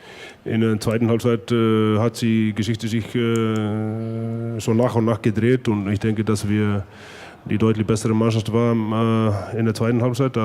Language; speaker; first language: German; non-native, fluent; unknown